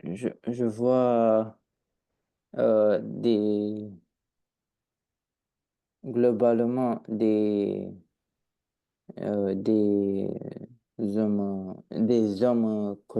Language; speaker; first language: French; non-native, learner; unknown